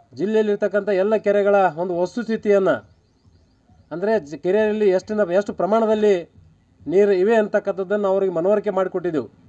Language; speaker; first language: Kannada; native; Kannada